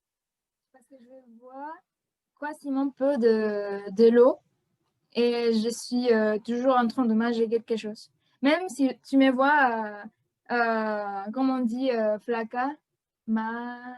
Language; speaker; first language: French; non-native, fluent; Spanish